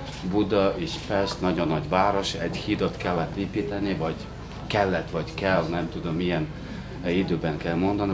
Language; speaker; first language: Hungarian; non-native, fluent; Mongolian